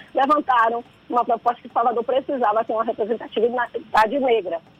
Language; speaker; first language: Portuguese; native; Portuguese